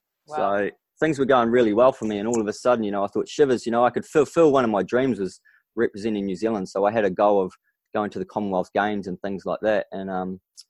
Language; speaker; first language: English; native; English